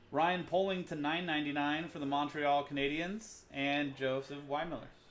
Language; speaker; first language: English; native; English